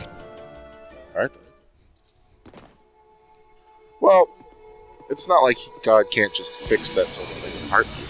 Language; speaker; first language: English; native; English